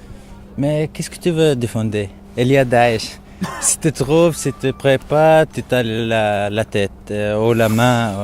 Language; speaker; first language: French; non-native, learner; Arabic